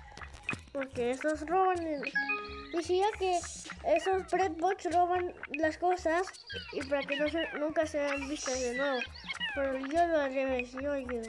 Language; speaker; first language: Spanish; early bilingual, heritage; Spanish